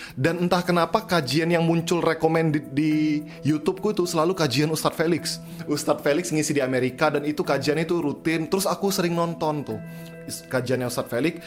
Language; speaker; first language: Indonesian; native; Indonesian